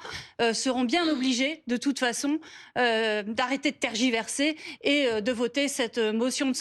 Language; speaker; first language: French; native; French